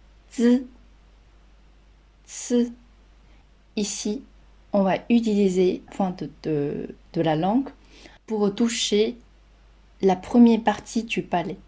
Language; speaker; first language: French; non-native, fluent; Chinese